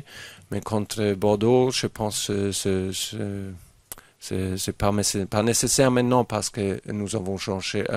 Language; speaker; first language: French; non-native, fluent; German